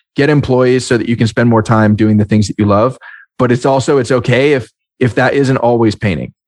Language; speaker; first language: English; native; English